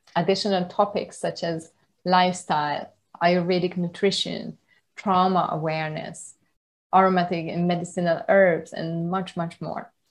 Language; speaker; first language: English; non-native, fluent; Hungarian